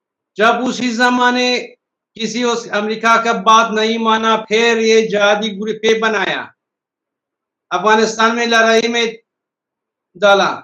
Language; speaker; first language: Hindi; non-native, fluent; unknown